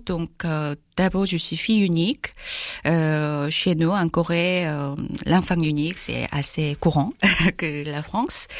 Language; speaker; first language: French; non-native, learner; Korean